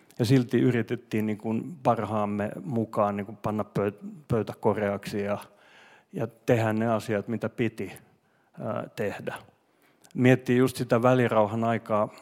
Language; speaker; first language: Finnish; non-native, local second language; Swedish